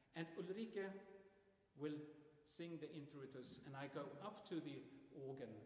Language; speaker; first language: English; non-native, fluent; Swedish